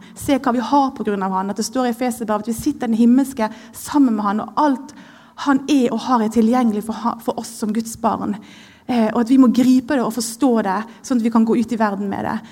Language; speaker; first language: Norwegian; native; Norwegian